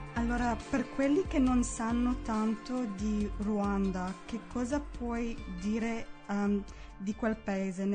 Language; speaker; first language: Italian; non-native, fluent; English